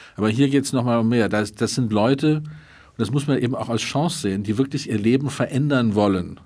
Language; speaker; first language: German; native; German